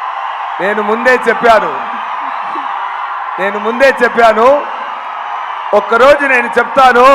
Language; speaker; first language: Telugu; non-native, learner; Tamil